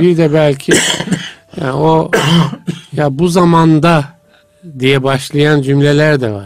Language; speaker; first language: Turkish; native; Turkish